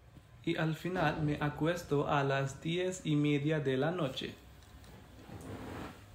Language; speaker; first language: Spanish; non-native, learner; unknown